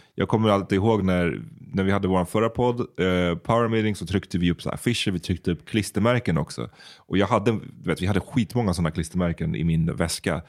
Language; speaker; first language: Swedish; early bilingual, other home language; Bosnian